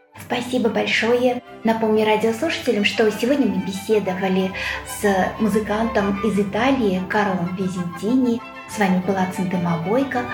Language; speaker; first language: Russian; native; Russian